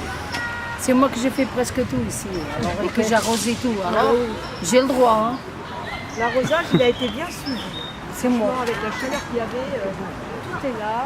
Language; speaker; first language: French; native; French